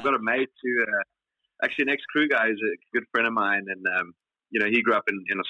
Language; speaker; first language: English; native; English